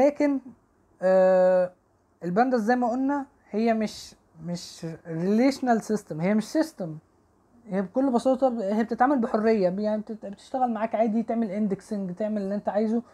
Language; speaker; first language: Arabic; native; Arabic